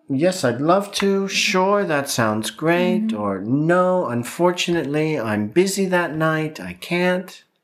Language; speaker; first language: English; native; English